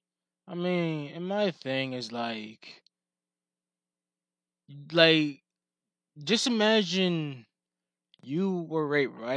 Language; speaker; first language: English; native; English